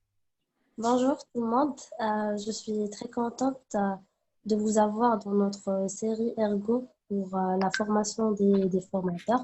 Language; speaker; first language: French; non-native, local second language; Arabic